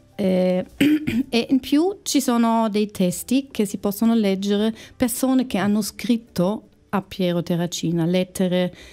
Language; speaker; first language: Italian; non-native, fluent; German